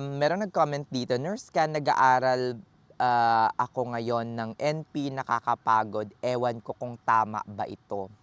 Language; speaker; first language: Filipino; native; Filipino